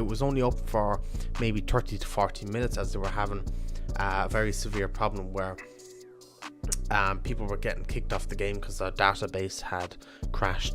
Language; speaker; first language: English; native; English